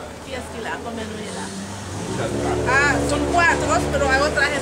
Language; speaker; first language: Spanish; non-native, fluent; Haitian Creole